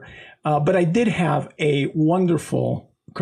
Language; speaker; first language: English; non-native, fluent; Spanish